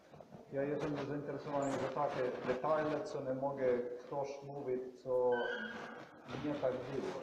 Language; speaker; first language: Polish; non-native, learner; Czech